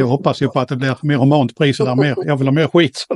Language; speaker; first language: Swedish; native; Swedish